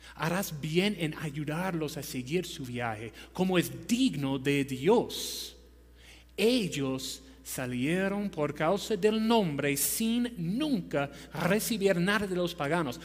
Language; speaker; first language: Spanish; non-native, fluent; English